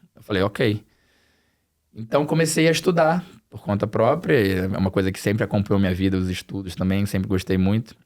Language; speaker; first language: Portuguese; native; Portuguese